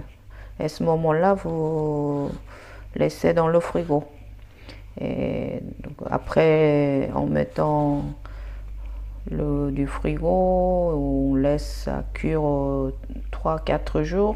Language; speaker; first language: French; non-native, fluent; Korean